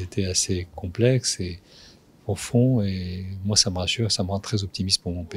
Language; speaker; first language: French; non-native, local second language; Arabic